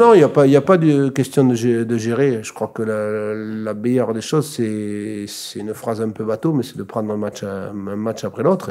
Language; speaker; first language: French; native; French